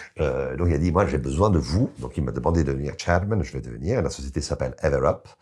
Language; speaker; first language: French; non-native, fluent; Italian